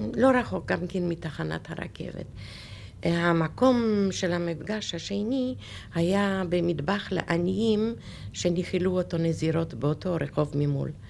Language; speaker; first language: Hebrew; non-native, fluent; Polish